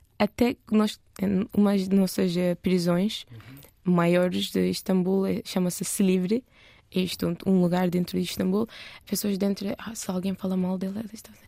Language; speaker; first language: Portuguese; non-native, learner; Turkish